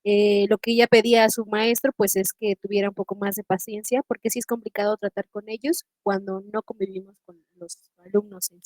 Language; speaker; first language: Spanish; native; Spanish